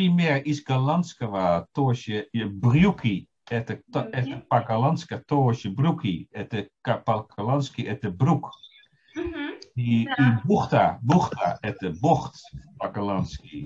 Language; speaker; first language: Russian; non-native, fluent; Dutch